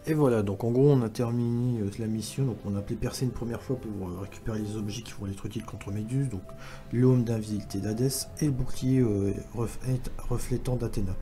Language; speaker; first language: French; native; French